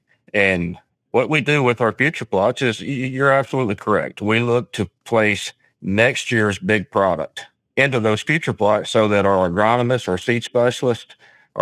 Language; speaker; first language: English; native; English